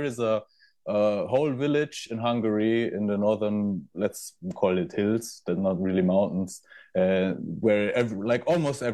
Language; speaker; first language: English; non-native, fluent; German